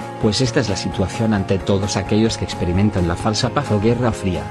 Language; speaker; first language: Spanish; native; Spanish